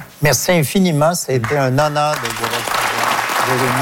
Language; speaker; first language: French; native; French